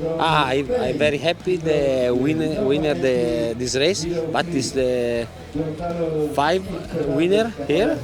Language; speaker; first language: English; non-native, learner; Italian